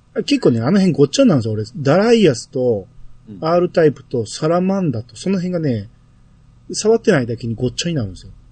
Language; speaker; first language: Japanese; native; Japanese